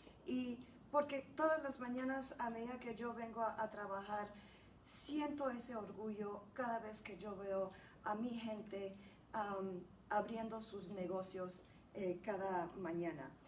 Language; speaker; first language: Spanish; early bilingual, heritage; Spanish